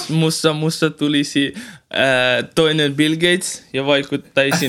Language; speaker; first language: Finnish; non-native, learner; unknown